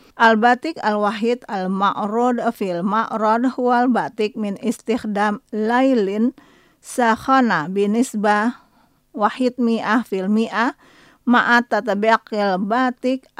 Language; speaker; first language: Arabic; non-native, fluent; Indonesian